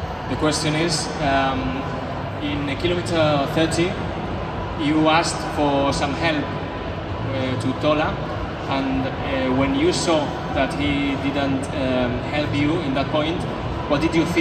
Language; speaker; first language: English; non-native, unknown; Spanish